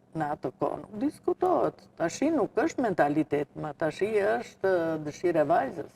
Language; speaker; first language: Albanian; non-native, local second language; Romany